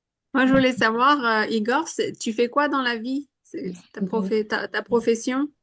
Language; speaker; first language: French; non-native, fluent; Spanish